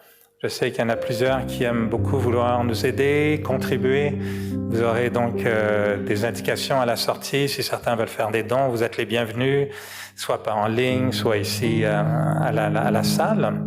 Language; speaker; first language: French; native; French